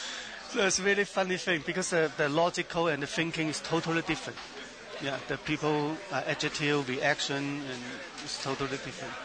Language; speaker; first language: English; non-native, learner; Chinese